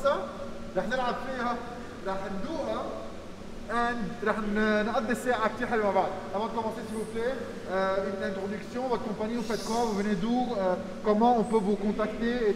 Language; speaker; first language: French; non-native, local second language; Arabic